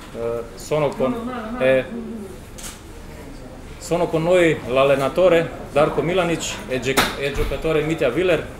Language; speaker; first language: Italian; non-native, fluent; Slovenian